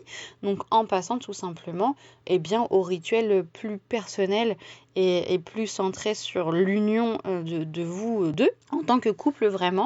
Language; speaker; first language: French; native; French